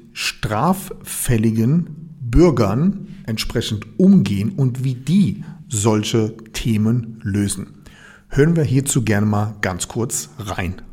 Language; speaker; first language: German; native; German